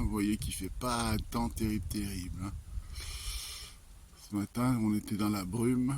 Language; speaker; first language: French; native; French